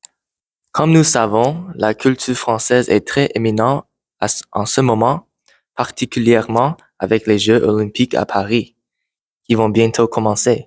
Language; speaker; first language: French; non-native, learner; English